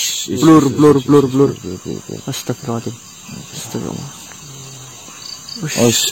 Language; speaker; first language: Indonesian; native; Indonesian